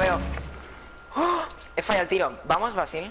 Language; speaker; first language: Spanish; native; Spanish